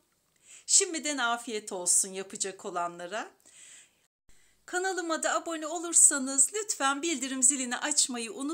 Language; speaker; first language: Turkish; native; Turkish